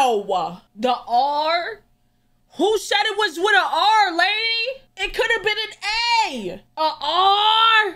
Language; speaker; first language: English; native; English